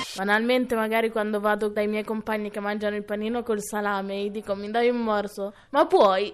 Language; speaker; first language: Italian; early bilingual, other home language; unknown